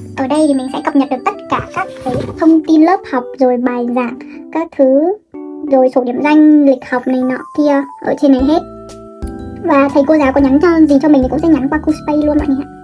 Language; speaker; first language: Vietnamese; native; Vietnamese